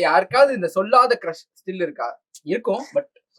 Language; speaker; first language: Tamil; native; Tamil